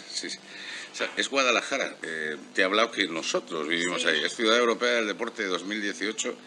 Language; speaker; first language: Spanish; native; Spanish